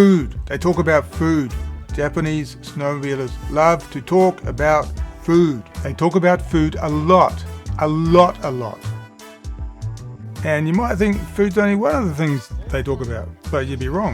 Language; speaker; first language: English; native; English